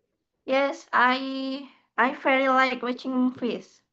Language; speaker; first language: English; non-native, learner; Indonesian